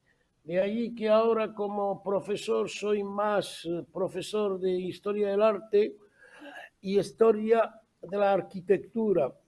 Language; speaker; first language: Spanish; non-native, fluent; Arabic